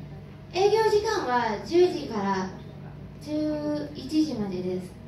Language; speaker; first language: Japanese; non-native, learner; Thai